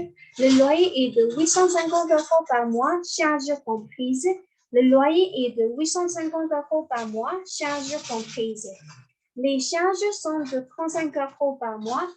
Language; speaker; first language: French; non-native, fluent; Burmese